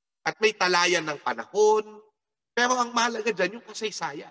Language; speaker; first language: Filipino; native; Filipino